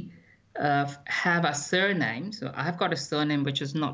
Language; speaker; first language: English; non-native, local second language; Malayalam